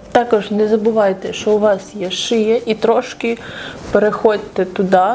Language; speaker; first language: Ukrainian; non-native, local second language; Russian